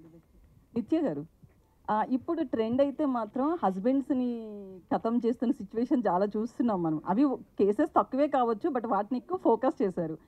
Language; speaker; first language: Telugu; native; Telugu